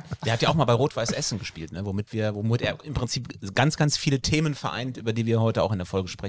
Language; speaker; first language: German; native; German